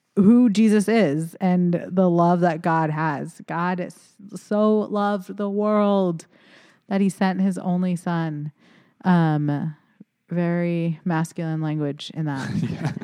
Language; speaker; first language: English; early bilingual, other home language; Filipino